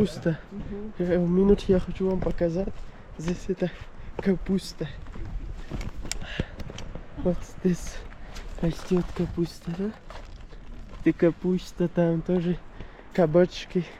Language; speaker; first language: Russian; non-native, learner; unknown